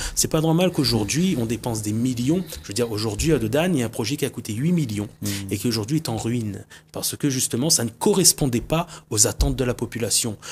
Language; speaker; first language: French; native; French